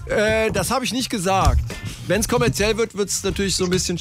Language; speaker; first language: German; native; German